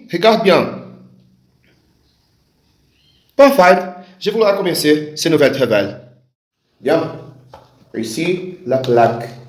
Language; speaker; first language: French; non-native, learner; Portuguese